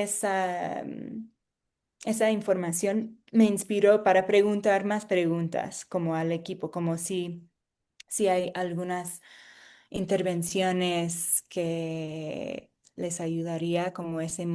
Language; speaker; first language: Spanish; non-native, fluent; English